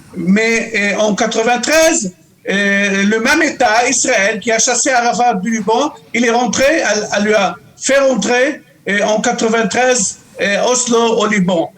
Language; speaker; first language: French; non-native, local second language; Arabic